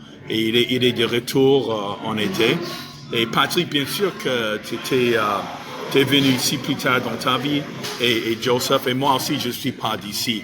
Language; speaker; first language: French; non-native, fluent; English